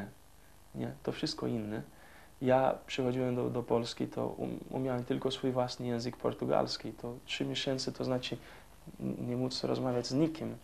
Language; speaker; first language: Polish; non-native, fluent; Portuguese